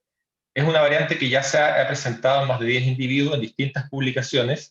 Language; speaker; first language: Spanish; native; Spanish